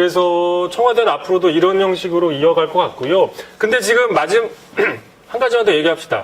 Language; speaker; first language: Korean; native; Korean